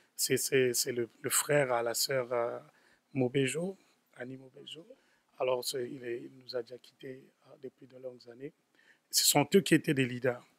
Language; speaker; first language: French; non-native, local second language; Lingala